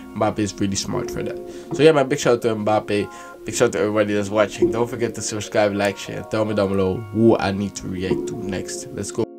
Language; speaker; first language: English; non-native, fluent; Dutch